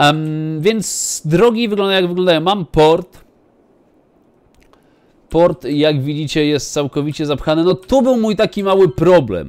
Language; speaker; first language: Polish; native; Polish